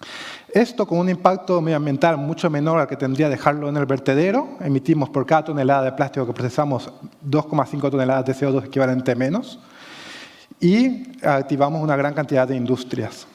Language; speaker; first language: Spanish; native; Spanish